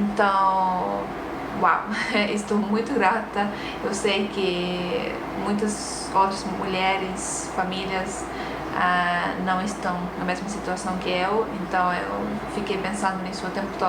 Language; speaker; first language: Portuguese; non-native, fluent; Estonian